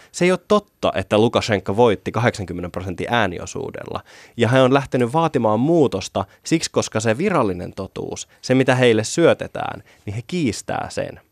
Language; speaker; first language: Finnish; native; Finnish